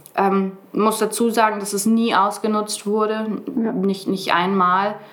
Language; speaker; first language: German; native; German